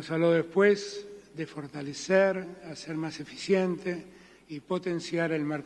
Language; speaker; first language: Spanish; native; Spanish